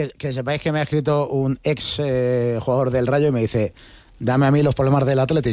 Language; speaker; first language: Spanish; native; Spanish